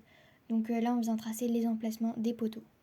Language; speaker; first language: French; native; French